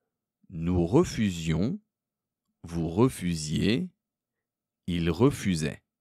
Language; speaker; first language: French; non-native, fluent; Korean